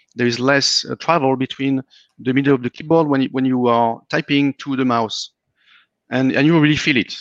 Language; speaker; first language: English; non-native, fluent; French